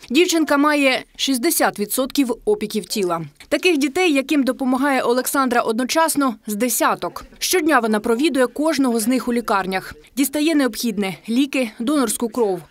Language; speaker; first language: Ukrainian; native; Ukrainian